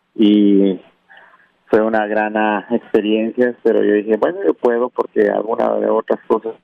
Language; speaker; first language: Spanish; non-native, local second language; Kʼicheʼ